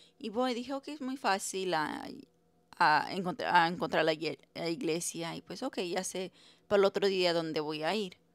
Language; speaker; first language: Spanish; early bilingual, heritage; Spanish